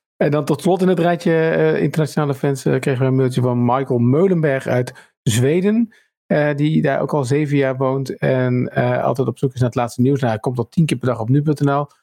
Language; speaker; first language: Dutch; native; Dutch